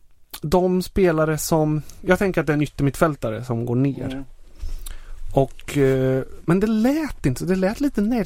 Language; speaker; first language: Swedish; native; Swedish